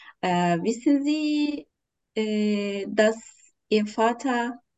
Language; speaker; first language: German; non-native, learner; Turkish